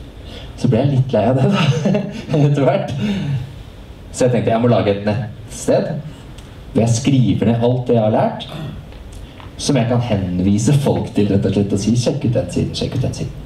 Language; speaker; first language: Norwegian; native; Norwegian